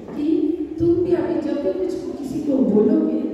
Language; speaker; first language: Hindi; non-native, local second language; Bangla